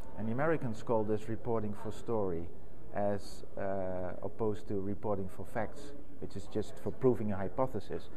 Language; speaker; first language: English; non-native, fluent; Dutch